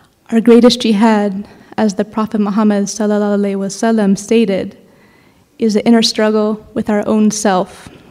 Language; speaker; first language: English; native; English